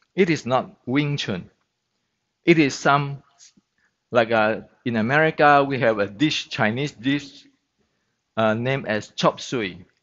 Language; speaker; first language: English; non-native, fluent; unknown